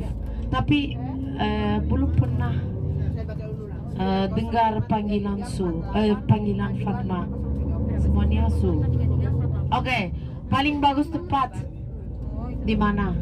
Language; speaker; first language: Indonesian; non-native, fluent; Turkish